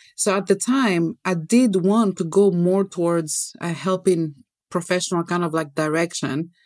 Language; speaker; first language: English; non-native, fluent; Greek